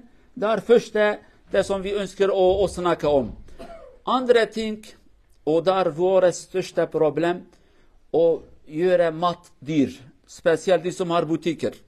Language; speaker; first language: Norwegian; non-native, learner; Kurdish